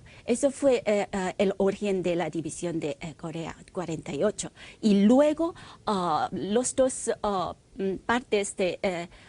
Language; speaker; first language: Spanish; non-native, fluent; Korean